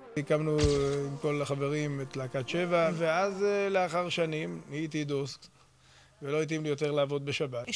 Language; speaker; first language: Hebrew; native; Hebrew